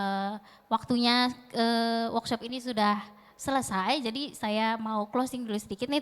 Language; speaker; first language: Indonesian; native; Indonesian